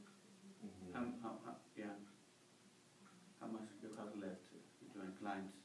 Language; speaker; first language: English; non-native, learner; Spanish